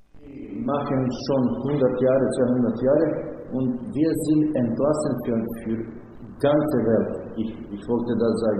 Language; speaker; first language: German; non-native, learner; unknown